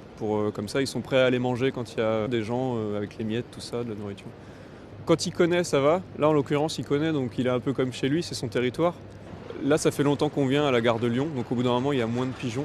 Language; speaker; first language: French; native; French